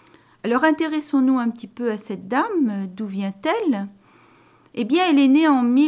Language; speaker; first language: French; native; French